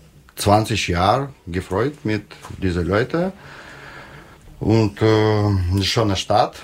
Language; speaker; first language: German; non-native, learner; Russian